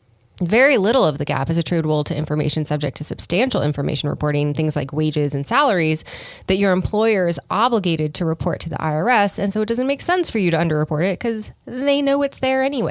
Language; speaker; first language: English; native; English